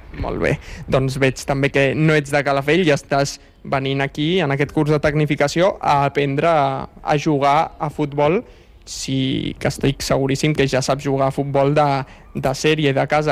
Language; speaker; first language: Catalan; native; Catalan